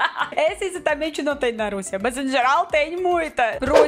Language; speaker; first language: Portuguese; non-native, learner; Russian